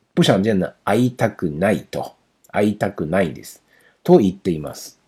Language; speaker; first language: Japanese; non-native, fluent; Chinese